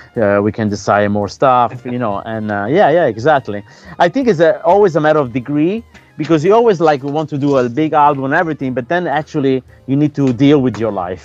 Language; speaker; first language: English; non-native, fluent; Italian